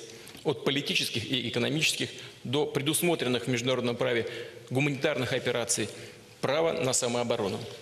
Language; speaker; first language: Russian; native; Russian